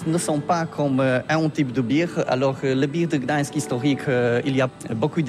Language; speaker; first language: French; non-native, learner; Polish